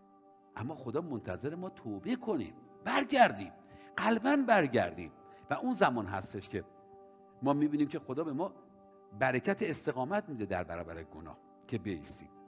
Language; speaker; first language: Persian; native; Persian